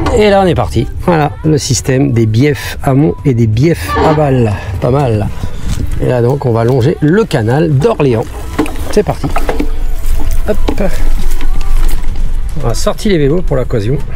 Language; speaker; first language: French; native; French